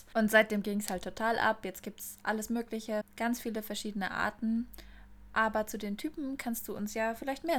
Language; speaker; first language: German; native; German